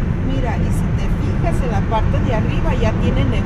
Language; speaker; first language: Spanish; native; Spanish